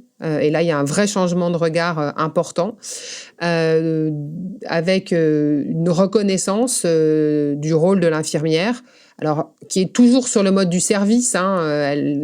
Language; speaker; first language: French; native; French